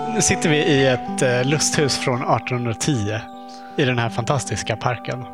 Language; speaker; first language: Swedish; native; Swedish